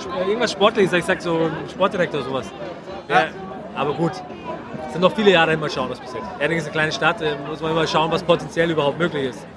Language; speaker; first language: German; native; German